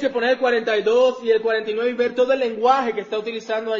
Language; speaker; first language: Spanish; native; Spanish